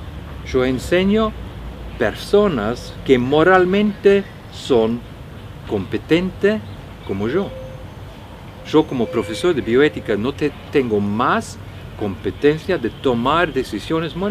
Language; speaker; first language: Spanish; non-native, fluent; Norwegian